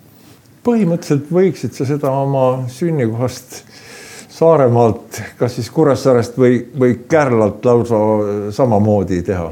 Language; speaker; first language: Estonian; native; Estonian